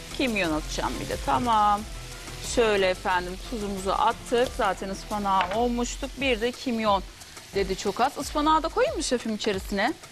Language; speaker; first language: Turkish; native; Turkish